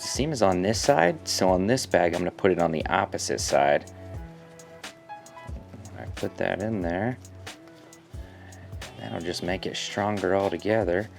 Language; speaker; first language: English; native; English